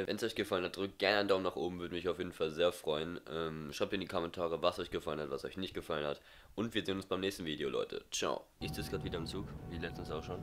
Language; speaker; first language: German; native; German